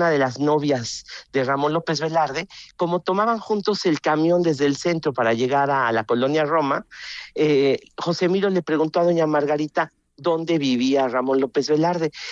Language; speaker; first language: Spanish; native; Spanish